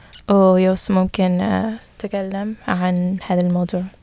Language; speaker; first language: Arabic; non-native, learner; English